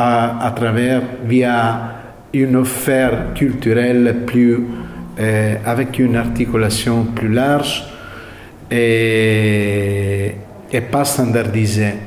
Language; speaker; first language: French; non-native, fluent; Italian